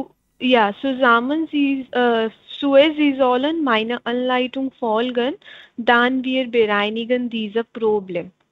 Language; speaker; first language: German; non-native, learner; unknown